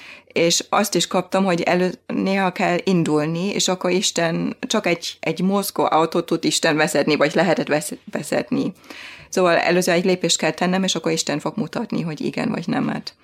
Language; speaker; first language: Hungarian; non-native, fluent; German